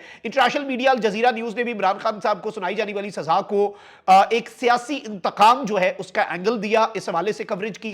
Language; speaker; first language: Urdu; native; Urdu